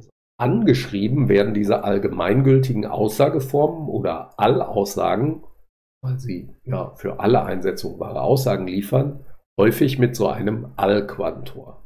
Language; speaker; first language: German; native; German